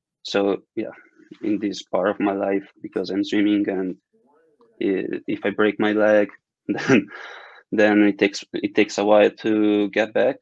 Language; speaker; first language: English; non-native, fluent; Italian